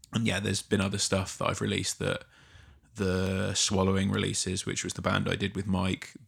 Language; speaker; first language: English; native; English